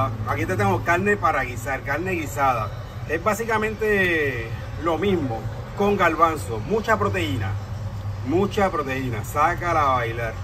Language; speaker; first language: Spanish; native; Spanish